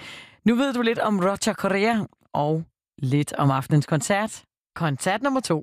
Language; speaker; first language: Danish; native; Danish